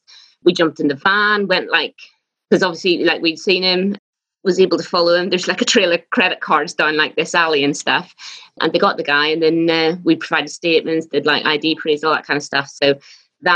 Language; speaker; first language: English; native; English